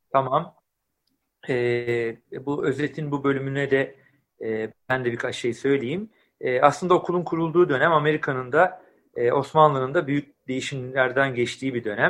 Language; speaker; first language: Turkish; native; Turkish